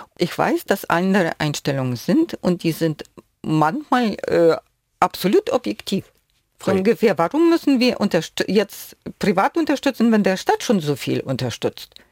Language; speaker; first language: German; non-native, fluent; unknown